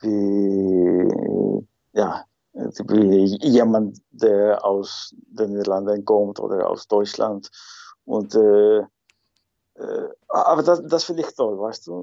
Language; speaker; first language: German; non-native, learner; Spanish